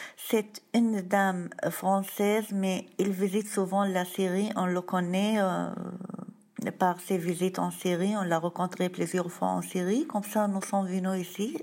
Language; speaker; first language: French; non-native, fluent; Arabic